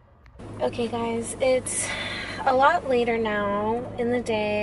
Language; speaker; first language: English; native; English